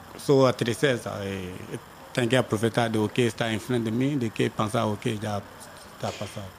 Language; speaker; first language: Portuguese; non-native, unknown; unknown